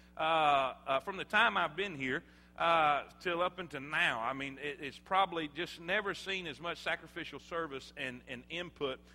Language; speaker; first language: English; native; English